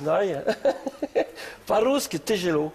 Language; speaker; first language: Russian; non-native, learner; French